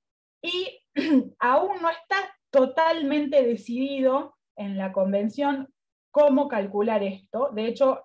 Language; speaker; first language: Spanish; native; Spanish